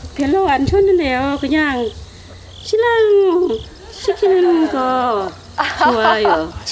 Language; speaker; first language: Korean; non-native, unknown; Thai